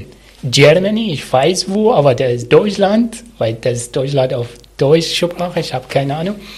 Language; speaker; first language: German; non-native, learner; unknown